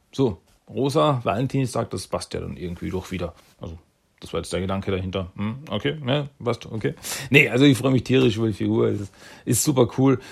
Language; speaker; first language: German; native; German